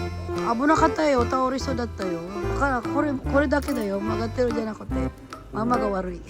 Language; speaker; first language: Japanese; non-native, learner; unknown